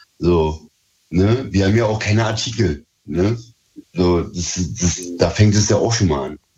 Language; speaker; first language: German; early bilingual, other home language; Turkish